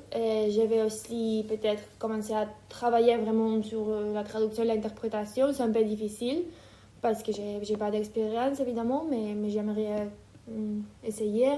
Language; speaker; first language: French; non-native, fluent; Ukrainian